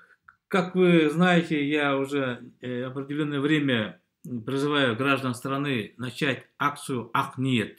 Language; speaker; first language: Russian; native; Russian